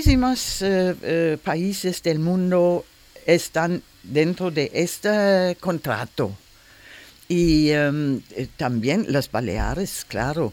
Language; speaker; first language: Spanish; non-native, learner; German